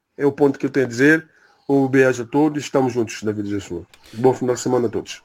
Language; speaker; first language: Portuguese; native; Portuguese